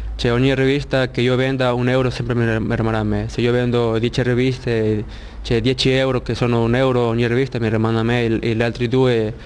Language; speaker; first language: Italian; non-native, learner; Spanish